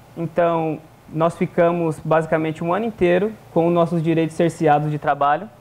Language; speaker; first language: Portuguese; native; Portuguese